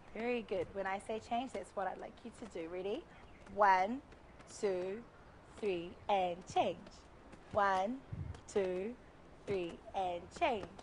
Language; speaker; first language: English; native; English